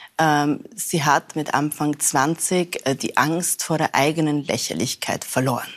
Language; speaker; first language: German; early bilingual, other home language; Persian